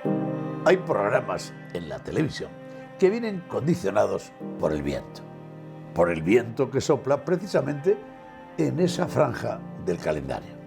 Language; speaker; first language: Spanish; native; Spanish